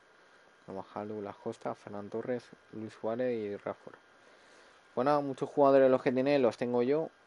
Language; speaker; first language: Spanish; native; Spanish